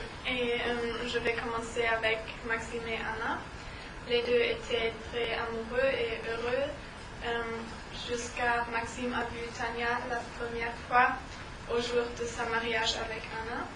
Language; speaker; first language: French; non-native, learner; German